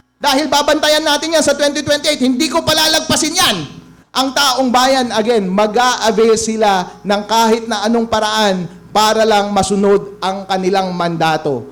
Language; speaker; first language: Filipino; non-native, local second language; Iloko